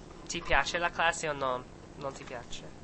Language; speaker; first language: Italian; non-native, learner; English